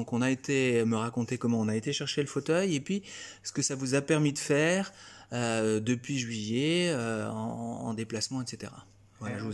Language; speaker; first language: French; native; French